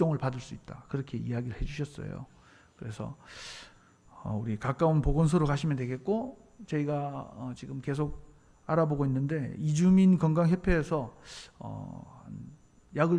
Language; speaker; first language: Korean; native; Korean